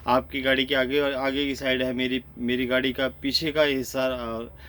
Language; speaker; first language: Hindi; native; Hindi